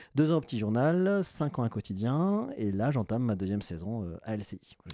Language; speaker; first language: French; native; French